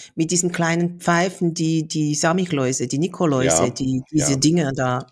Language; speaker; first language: German; native; German